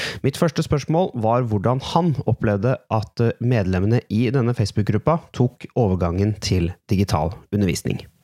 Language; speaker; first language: Norwegian; native; Norwegian